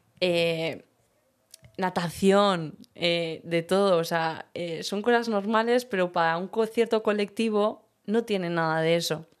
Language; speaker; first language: Spanish; early bilingual, other home language; Berber languages